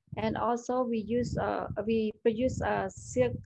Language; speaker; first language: English; non-native, learner; Khmer